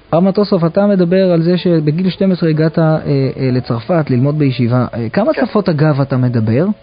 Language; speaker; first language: Hebrew; native; Hebrew